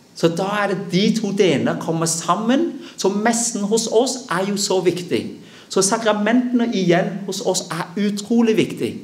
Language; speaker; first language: Norwegian; early bilingual, other home language; Vietnamese